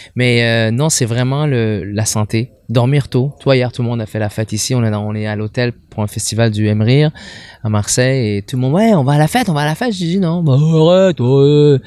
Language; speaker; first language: French; native; French